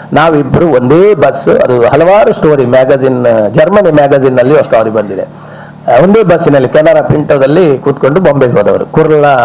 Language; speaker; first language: Kannada; non-native, local second language; Malayalam